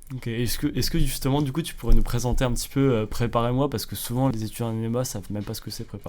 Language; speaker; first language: French; native; French